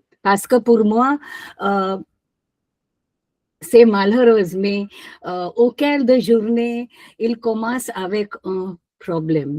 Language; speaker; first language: French; non-native, learner; Hindi